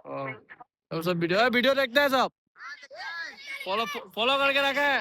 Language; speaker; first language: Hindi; non-native, local second language; Assamese